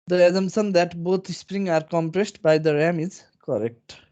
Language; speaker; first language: English; non-native, local second language; Nepali